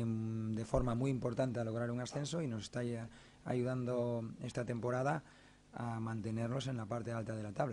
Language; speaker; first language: Spanish; native; Spanish